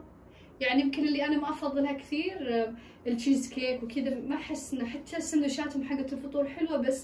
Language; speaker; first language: Arabic; native; Arabic